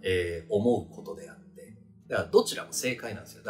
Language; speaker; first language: Japanese; native; Japanese